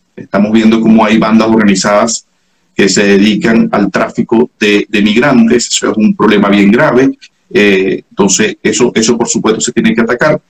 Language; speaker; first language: Spanish; native; Spanish